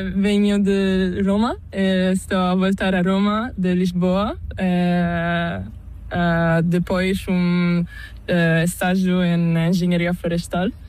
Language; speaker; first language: Spanish; non-native, learner; Italian